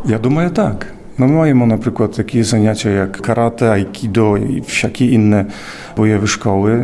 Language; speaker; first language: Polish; non-native, local second language; Ukrainian